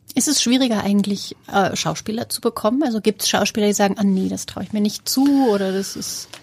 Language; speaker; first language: German; native; German